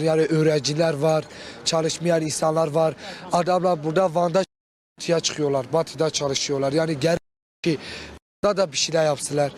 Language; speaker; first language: Turkish; non-native, local second language; Kurdish